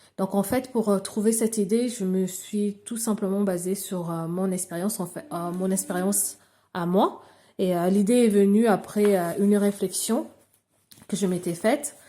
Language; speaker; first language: French; non-native, local second language; Lingala